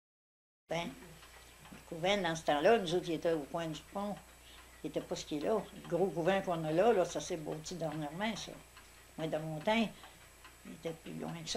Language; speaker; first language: French; native; French